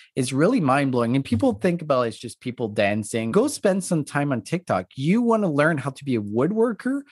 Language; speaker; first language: English; non-native, fluent; French